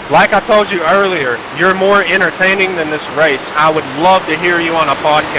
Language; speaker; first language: English; native; English